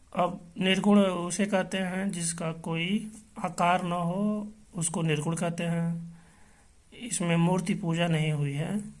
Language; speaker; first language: Hindi; native; Hindi